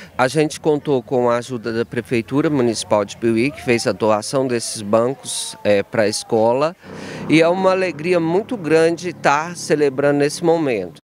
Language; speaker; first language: Portuguese; native; Portuguese